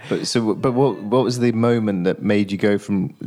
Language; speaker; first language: English; native; English